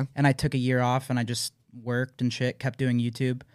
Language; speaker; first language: English; native; English